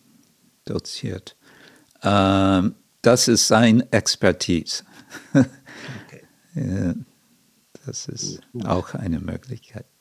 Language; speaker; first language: German; non-native, fluent; English